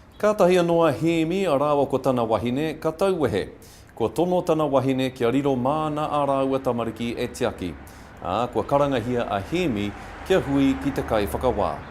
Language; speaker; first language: Māori; non-native, local second language; English